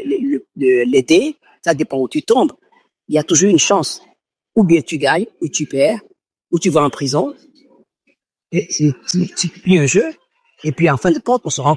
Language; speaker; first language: French; non-native, local second language; Fon